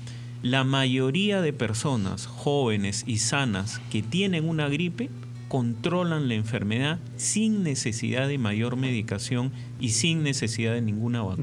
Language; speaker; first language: Spanish; native; Spanish